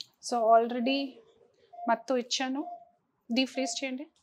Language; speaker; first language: Telugu; non-native, local second language; Hindi